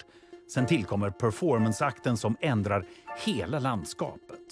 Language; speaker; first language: Swedish; native; Swedish